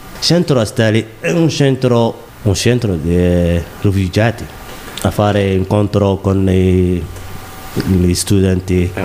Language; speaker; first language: Italian; non-native, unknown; Somali